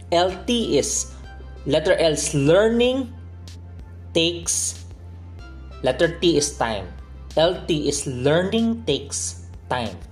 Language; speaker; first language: English; non-native, local second language; Filipino